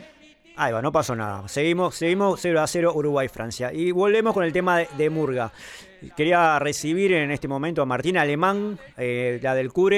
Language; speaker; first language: Spanish; native; Spanish